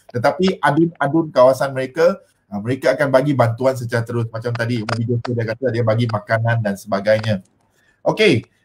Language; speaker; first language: Malay; non-native, local second language; Chinese